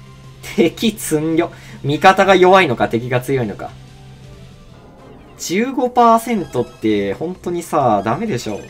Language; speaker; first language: Japanese; native; Japanese